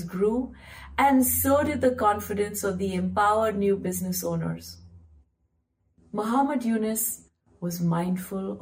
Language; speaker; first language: English; non-native, local second language; Hindi